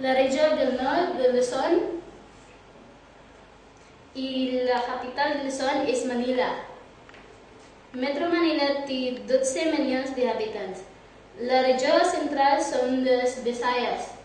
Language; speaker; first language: Spanish; non-native, learner; Cebuano